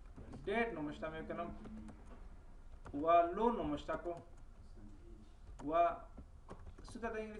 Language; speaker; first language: Persian; non-native, local second language; Pashto